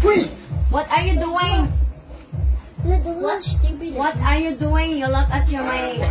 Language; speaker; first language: English; non-native, learner; Filipino